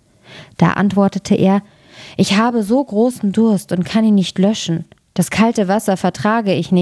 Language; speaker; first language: German; native; German